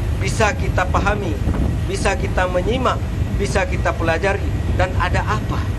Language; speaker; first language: Malay; non-native, local second language; Achinese